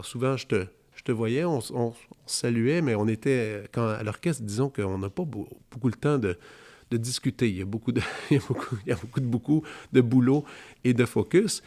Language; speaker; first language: French; native; French